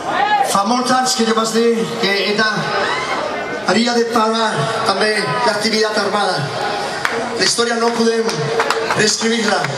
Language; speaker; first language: Catalan; non-native, local second language; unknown